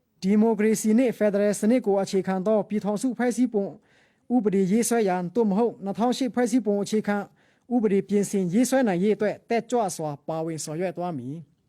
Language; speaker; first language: Burmese; non-native, local second language; Pa'o Karen